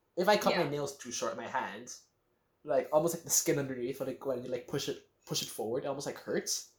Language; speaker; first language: English; native; English